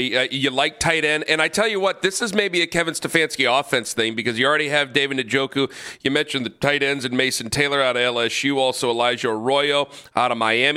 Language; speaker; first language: English; native; English